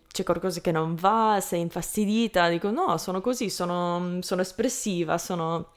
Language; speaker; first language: Italian; non-native, fluent; English